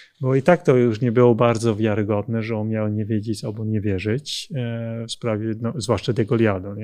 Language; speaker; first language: Polish; non-native, fluent; Dutch